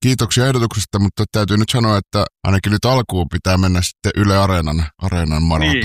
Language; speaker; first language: Finnish; native; Finnish